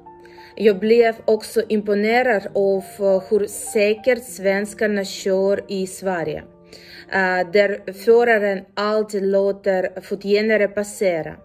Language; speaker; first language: Swedish; non-native, learner; Ukrainian